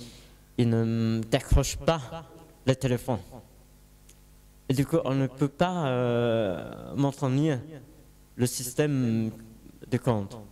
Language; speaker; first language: French; non-native, learner; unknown